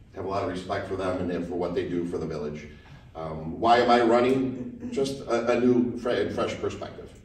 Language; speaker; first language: English; native; English